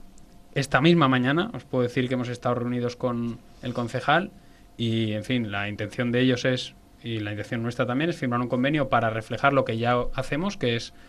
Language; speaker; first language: Spanish; native; Spanish